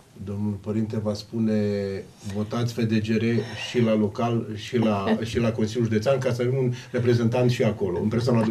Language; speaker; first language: Romanian; native; Romanian